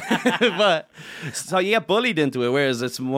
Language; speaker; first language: English; native; English